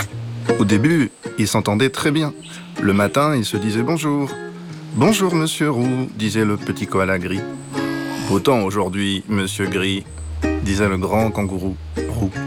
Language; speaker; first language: French; native; French